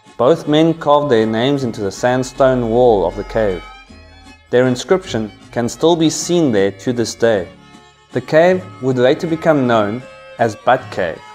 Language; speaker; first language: English; native; English